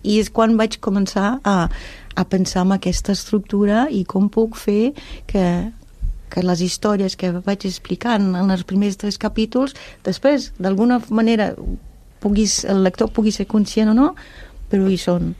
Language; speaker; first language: Catalan; non-native, fluent; German